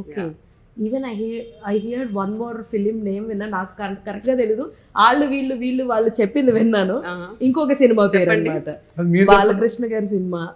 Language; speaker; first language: Telugu; native; Telugu